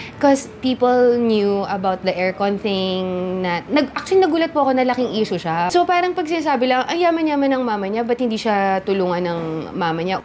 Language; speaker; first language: Filipino; native; Filipino